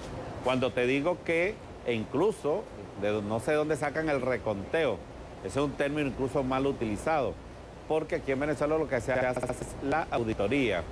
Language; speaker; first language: Spanish; native; Spanish